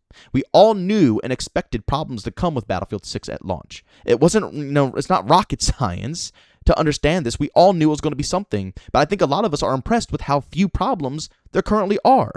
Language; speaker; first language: English; native; English